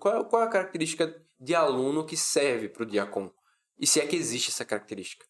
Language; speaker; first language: Portuguese; native; Portuguese